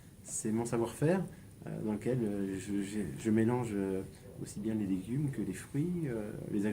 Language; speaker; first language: French; native; French